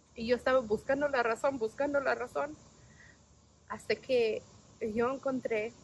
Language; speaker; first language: Spanish; non-native, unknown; English